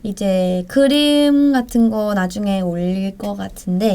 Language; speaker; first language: Korean; non-native, fluent; Thai